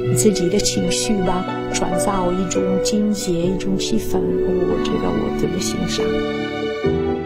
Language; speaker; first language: Chinese; non-native, fluent; Italian